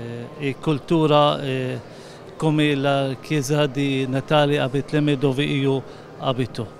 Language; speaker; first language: Italian; non-native, learner; Arabic